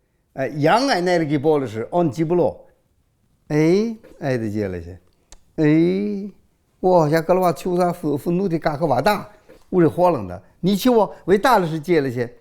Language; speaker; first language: Russian; non-native, learner; Chinese